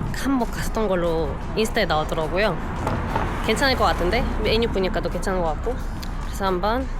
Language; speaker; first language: Korean; non-native, fluent; Ukrainian